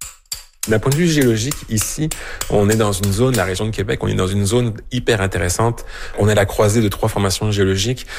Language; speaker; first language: French; native; French